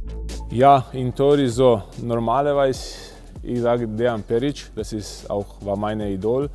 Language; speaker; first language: German; non-native, fluent; Slovenian